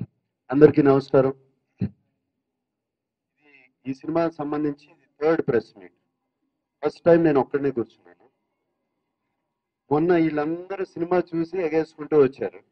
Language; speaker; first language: Telugu; native; Telugu